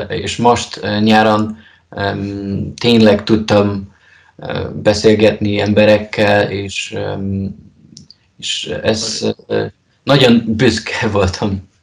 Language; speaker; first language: Hungarian; non-native, learner; Polish